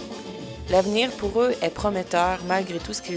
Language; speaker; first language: French; native; French